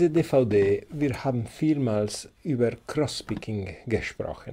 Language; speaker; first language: German; non-native, learner; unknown